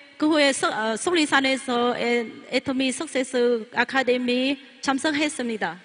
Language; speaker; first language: Korean; non-native, learner; Vietnamese